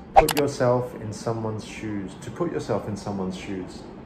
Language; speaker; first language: English; native; English